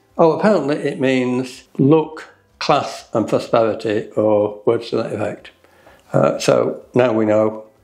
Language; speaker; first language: English; native; English